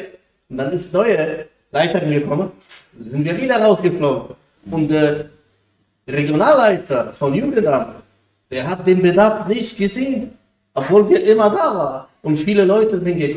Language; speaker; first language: German; non-native, fluent; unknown